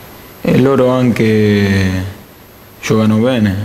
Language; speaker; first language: Italian; non-native, fluent; Spanish